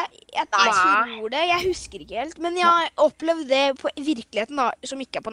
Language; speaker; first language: Norwegian; native; Norwegian